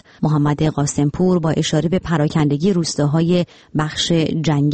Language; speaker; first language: Persian; native; Persian